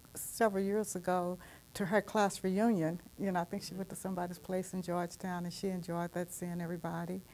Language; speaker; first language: English; native; English